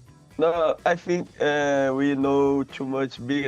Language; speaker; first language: English; non-native, learner; Portuguese